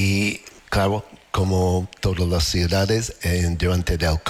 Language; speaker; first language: Spanish; non-native, learner; English